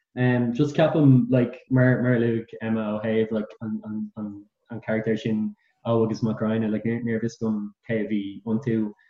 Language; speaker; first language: Irish; non-native, local second language; English